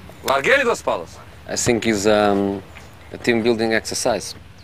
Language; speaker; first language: English; non-native, fluent; Portuguese